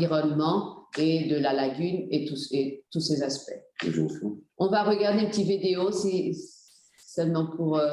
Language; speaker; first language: French; non-native, fluent; Portuguese